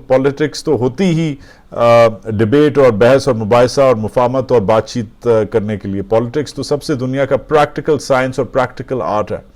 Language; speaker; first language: Urdu; native; Urdu